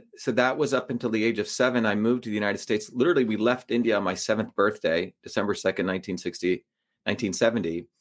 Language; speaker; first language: English; early bilingual, other home language; Tamil